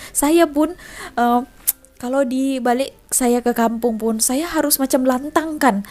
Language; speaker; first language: Indonesian; native; Indonesian